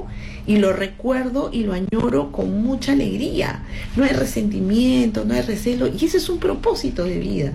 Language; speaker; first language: Spanish; native; Spanish